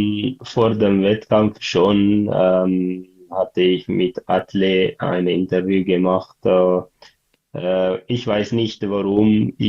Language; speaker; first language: German; non-native, learner; Tigrinya